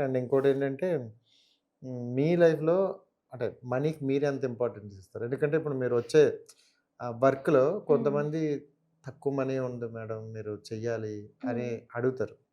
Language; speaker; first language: Telugu; native; Telugu